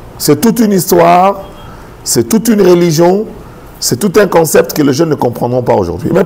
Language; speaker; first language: French; non-native, local second language; Lingala